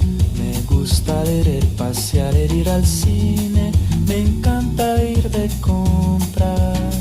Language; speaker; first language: Spanish; non-native, learner; Portuguese